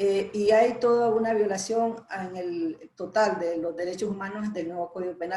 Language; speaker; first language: Spanish; native; Spanish